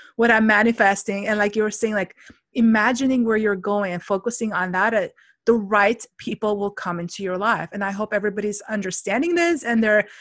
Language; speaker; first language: English; non-native, fluent; Armenian